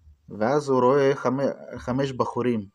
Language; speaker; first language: Hebrew; non-native, fluent; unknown